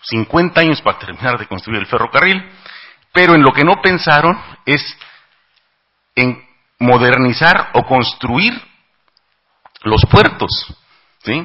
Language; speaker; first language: Spanish; native; Spanish